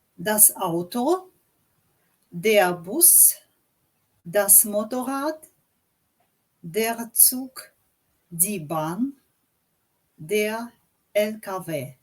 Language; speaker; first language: German; non-native, learner; English